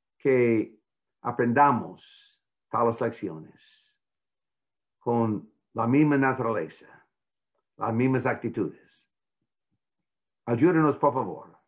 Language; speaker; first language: Spanish; non-native, fluent; English